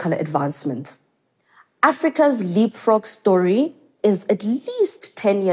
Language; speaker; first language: English; non-native, local second language; Xhosa